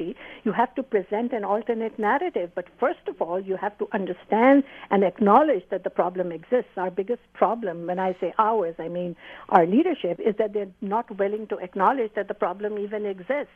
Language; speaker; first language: English; non-native, local second language; Urdu